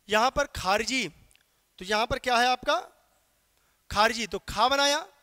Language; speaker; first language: Hindi; native; Hindi